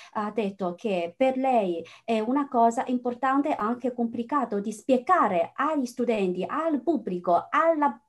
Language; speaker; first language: Italian; non-native, fluent; Chinese